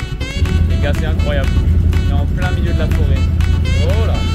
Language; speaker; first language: French; native; French